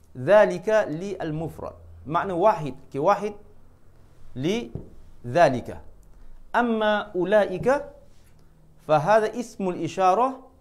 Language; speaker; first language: Arabic; non-native, fluent; Malay